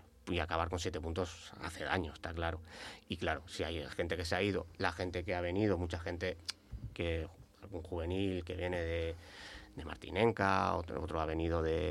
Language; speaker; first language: Spanish; native; Spanish